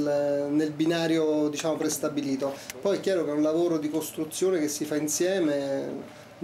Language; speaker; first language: Italian; native; Italian